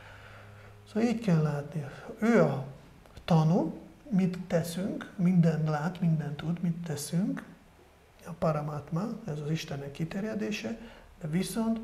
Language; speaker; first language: Hungarian; non-native, fluent; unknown